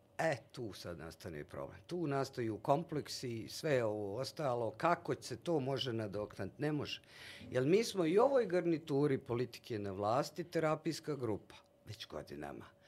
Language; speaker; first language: Bosnian; native; Bosnian